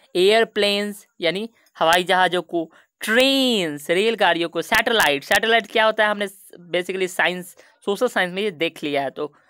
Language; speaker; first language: Hindi; native; Hindi